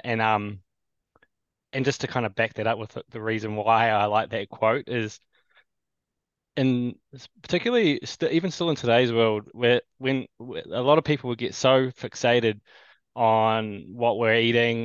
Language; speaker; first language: English; native; English